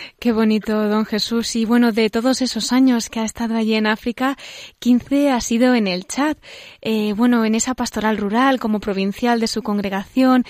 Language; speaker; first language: Spanish; native; Spanish